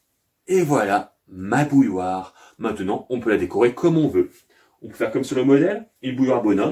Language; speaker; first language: French; native; French